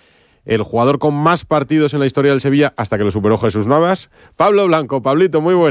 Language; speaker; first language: Spanish; native; Spanish